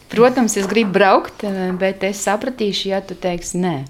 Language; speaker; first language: Latvian; native; Latvian